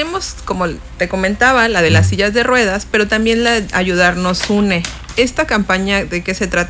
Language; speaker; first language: Spanish; native; Spanish